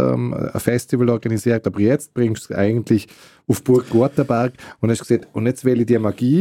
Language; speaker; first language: German; native; German